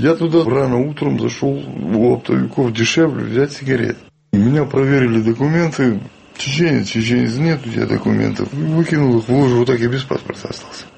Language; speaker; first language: Russian; non-native, local second language; Chechen